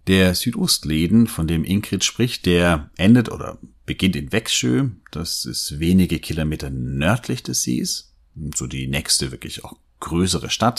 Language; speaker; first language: German; native; German